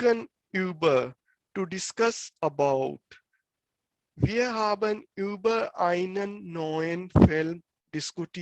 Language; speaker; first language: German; non-native, fluent; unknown